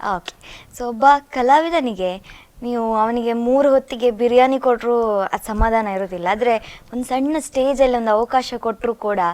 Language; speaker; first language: Kannada; native; Kannada